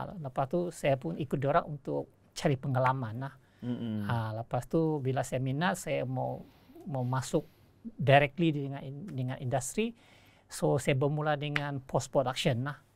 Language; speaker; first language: Malay; non-native, local second language; Chinese